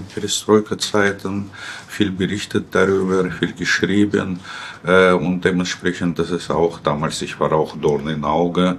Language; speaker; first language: German; non-native, fluent; Russian